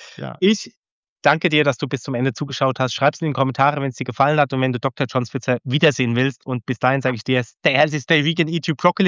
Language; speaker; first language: German; native; German